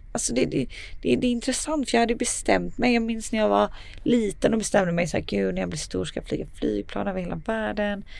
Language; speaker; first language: Swedish; early bilingual, other home language; Serbian